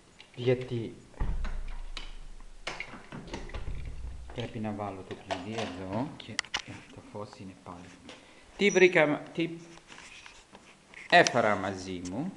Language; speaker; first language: Greek; non-native, learner; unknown